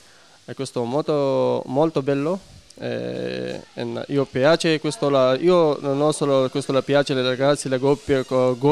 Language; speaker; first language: Italian; non-native, learner; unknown